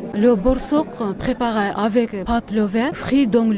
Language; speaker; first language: French; non-native, learner; Kyrgyz